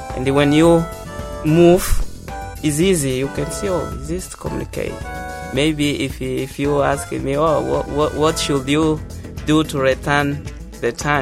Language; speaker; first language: English; non-native, local second language; Portuguese